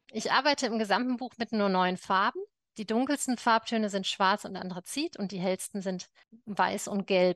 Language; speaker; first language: German; native; German